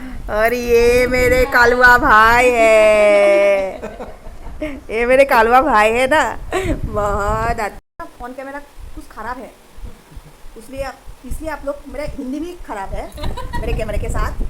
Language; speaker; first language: Hindi; non-native, local second language; Assamese